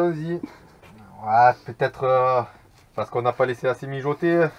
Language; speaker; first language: French; native; French